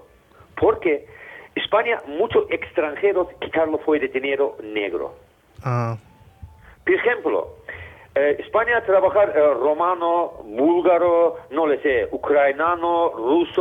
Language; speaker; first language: Spanish; non-native, learner; Azerbaijani